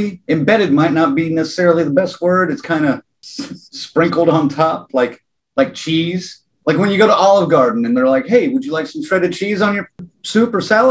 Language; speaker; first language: English; native; English